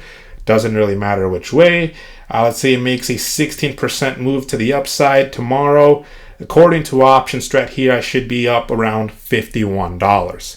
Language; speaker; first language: English; native; English